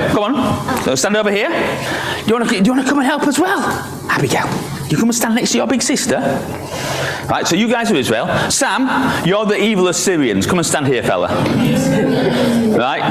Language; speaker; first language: English; native; English